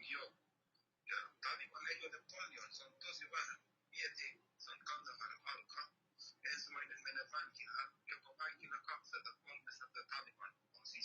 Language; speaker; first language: Finnish; non-native, learner; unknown